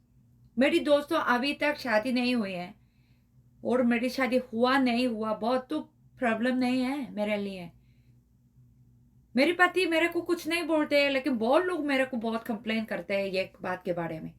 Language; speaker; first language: Hindi; non-native, learner; Korean